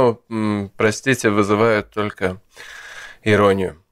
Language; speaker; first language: Russian; native; Russian